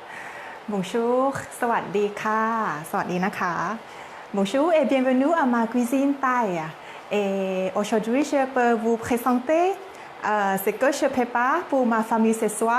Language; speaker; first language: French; non-native, learner; Thai